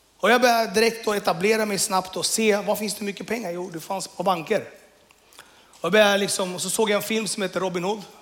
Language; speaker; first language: Swedish; early bilingual, other home language; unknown